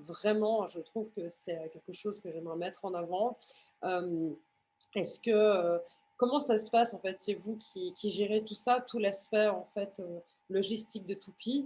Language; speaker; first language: French; native; French